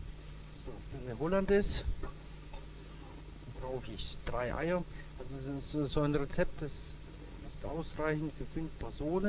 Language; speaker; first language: German; native; German